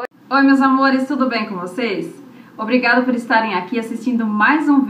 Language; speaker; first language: Portuguese; native; Portuguese